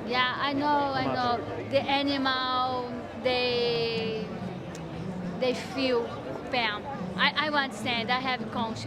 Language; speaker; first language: English; non-native, learner; Portuguese